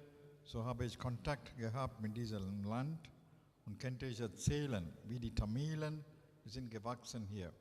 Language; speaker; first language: German; non-native, fluent; Tamil